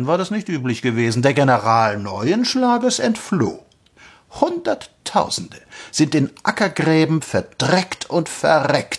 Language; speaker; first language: German; native; German